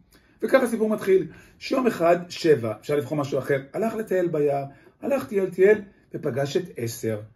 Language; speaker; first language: Hebrew; native; Hebrew